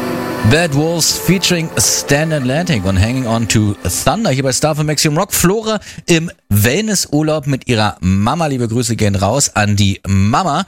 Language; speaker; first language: German; native; German